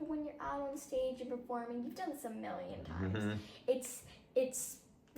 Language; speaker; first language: English; native; English